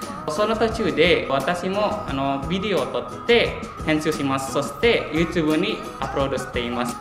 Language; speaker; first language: Japanese; non-native, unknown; Indonesian